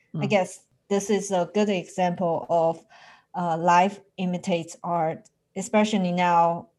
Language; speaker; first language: English; non-native, fluent; Chinese